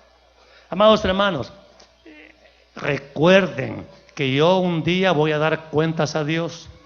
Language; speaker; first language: Spanish; native; Spanish